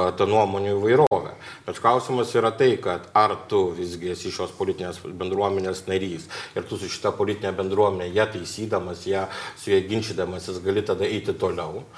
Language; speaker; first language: Lithuanian; native; Lithuanian